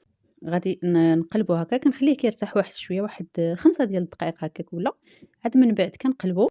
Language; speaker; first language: Arabic; native; Arabic